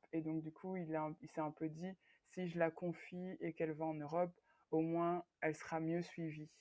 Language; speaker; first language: French; early bilingual, other home language; Swahili